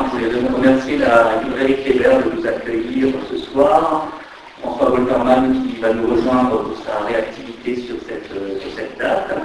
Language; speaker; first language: French; native; French